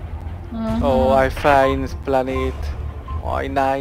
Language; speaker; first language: English; non-native, learner; Hungarian